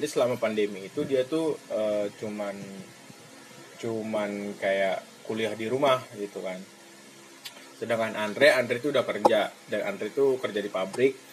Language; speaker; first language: Indonesian; native; Indonesian